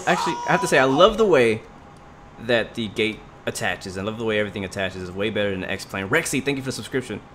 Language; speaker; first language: English; native; English